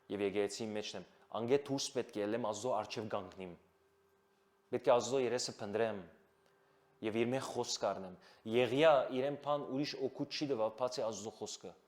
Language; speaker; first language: Armenian; early bilingual, heritage; Armenian